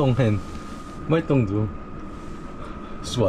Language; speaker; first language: Thai; non-native, learner; Korean